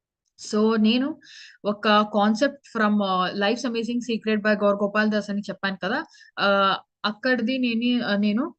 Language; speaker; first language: Telugu; early bilingual, heritage; Telugu